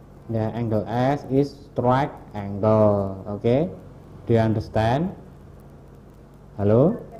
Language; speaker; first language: English; non-native, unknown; Indonesian